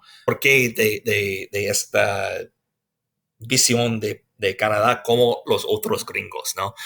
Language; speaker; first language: Spanish; non-native, fluent; English